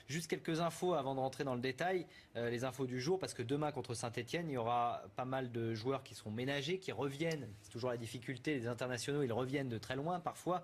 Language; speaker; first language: French; native; French